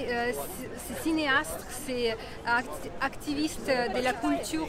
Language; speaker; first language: French; non-native, learner; Ukrainian